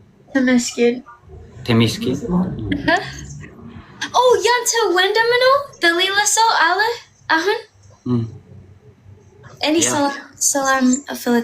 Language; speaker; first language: Amharic; non-native, learner; English